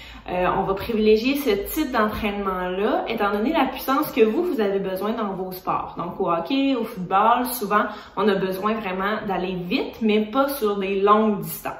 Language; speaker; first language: French; native; French